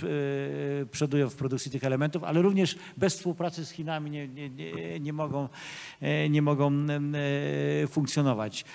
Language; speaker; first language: Polish; native; Polish